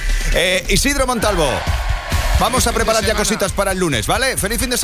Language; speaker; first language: Spanish; native; Spanish